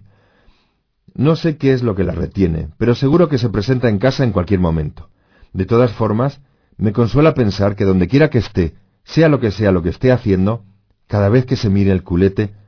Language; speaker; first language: Spanish; native; Spanish